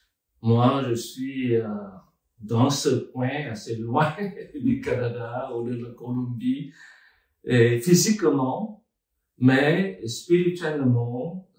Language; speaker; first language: French; non-native, fluent; Vietnamese